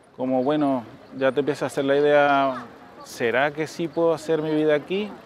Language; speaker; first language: Spanish; native; Spanish